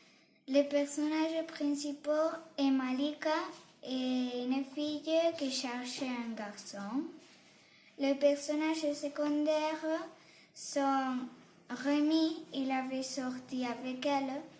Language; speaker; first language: French; non-native, learner; Catalan